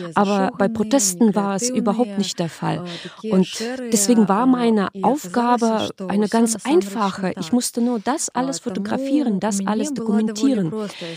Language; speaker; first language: German; non-native, fluent; Belarusian